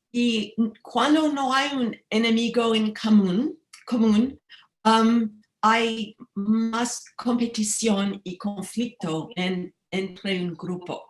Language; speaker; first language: Spanish; non-native, learner; English